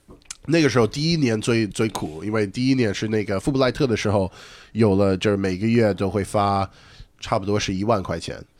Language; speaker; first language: Chinese; non-native, fluent; English